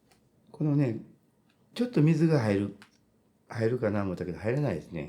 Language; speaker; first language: Japanese; native; Japanese